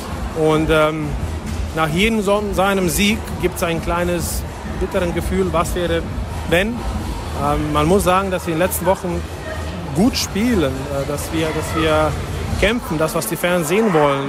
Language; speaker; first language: German; native; German